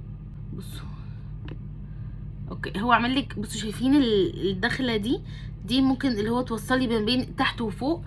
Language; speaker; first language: Arabic; native; Arabic